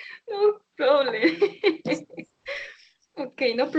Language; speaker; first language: English; non-native, learner; Spanish